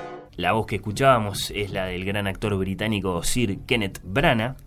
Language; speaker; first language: Spanish; native; Spanish